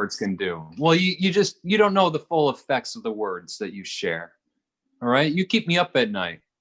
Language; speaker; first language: English; native; English